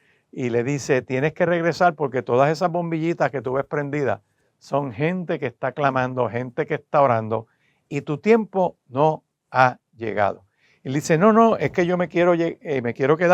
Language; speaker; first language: Spanish; native; Spanish